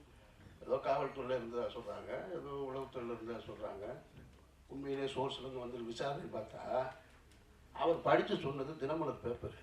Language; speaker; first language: Tamil; native; Tamil